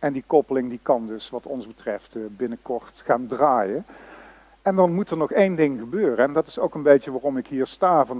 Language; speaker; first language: Dutch; native; Dutch